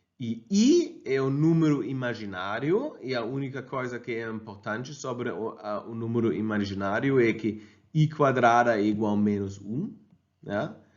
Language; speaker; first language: Portuguese; non-native, fluent; German